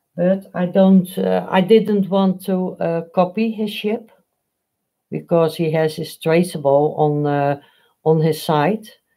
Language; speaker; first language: English; non-native, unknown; Dutch